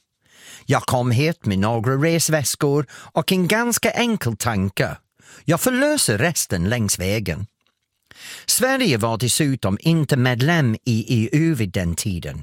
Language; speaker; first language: Swedish; non-native, fluent; English